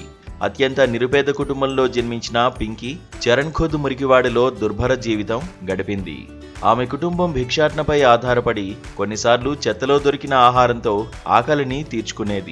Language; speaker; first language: Telugu; native; Telugu